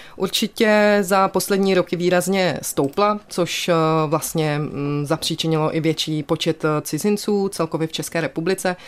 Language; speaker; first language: Czech; native; Czech